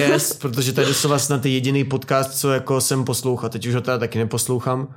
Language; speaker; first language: Czech; native; Czech